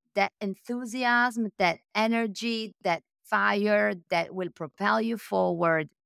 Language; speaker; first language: English; non-native, fluent; Italian